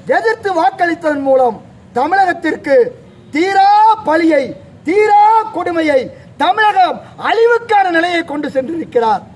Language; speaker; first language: Tamil; native; Tamil